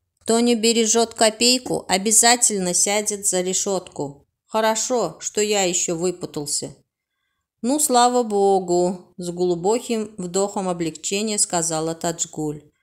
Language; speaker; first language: Russian; non-native, local second language; Turkmen